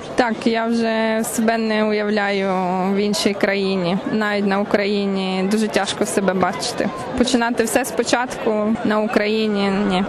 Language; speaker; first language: Ukrainian; native; Ukrainian